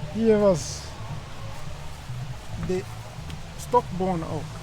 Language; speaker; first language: Dutch; non-native, learner; Kinyarwanda